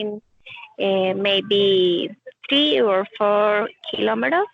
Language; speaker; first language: English; non-native, learner; Spanish